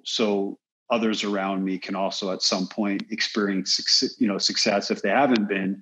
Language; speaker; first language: English; native; English